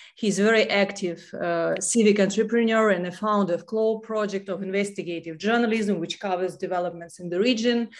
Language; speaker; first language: English; non-native, fluent; Ukrainian